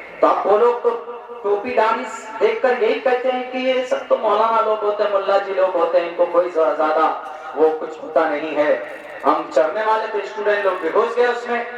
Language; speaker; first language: Urdu; native; Urdu